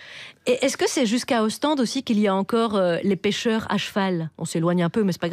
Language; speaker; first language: French; native; French